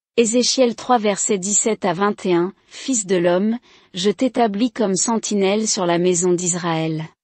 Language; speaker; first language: French; non-native, local second language; Rundi